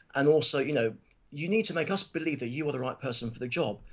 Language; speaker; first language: English; native; English